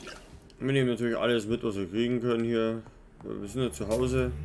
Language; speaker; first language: German; native; German